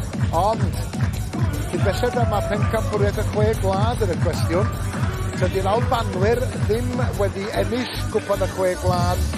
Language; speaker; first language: Welsh; native; Welsh